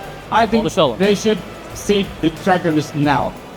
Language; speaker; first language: English; non-native, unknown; Turkish